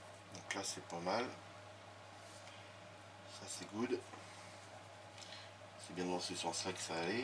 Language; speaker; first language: French; native; French